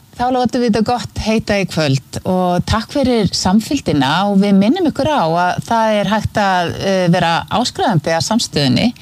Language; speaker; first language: Icelandic; native; Icelandic